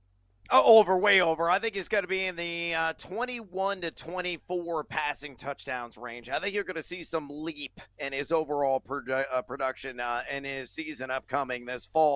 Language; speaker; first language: English; native; English